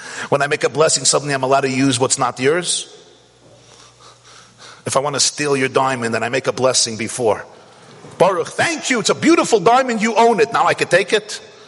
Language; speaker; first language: English; native; English